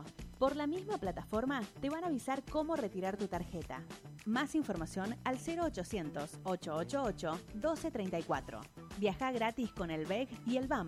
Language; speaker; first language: Spanish; native; Spanish